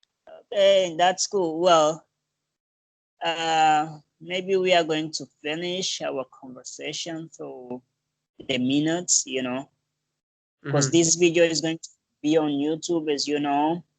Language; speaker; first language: English; non-native, learner; Portuguese